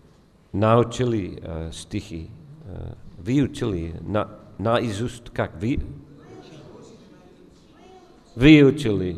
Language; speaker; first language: Russian; non-native, fluent; English